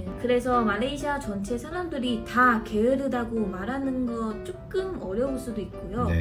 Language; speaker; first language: Korean; non-native, fluent; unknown